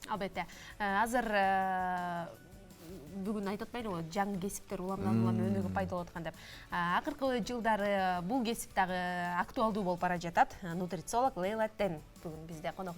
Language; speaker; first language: Kyrgyz; native; Kyrgyz